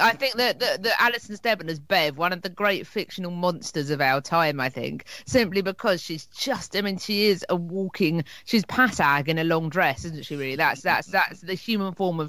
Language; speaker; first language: English; native; English